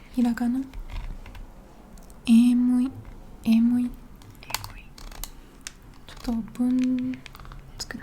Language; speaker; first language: Japanese; non-native, learner; English